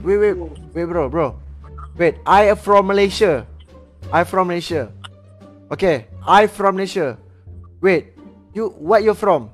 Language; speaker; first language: English; non-native, learner; Malay